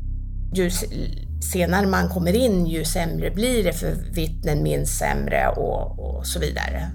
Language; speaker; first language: Swedish; native; Swedish